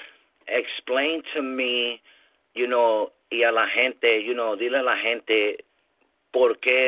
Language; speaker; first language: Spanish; early bilingual, heritage; English